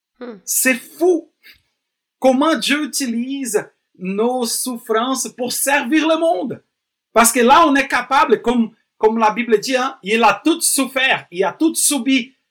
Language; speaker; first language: French; non-native, fluent; Portuguese